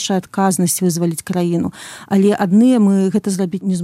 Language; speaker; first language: Polish; non-native, learner; Belarusian